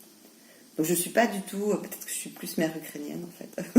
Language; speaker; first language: French; native; French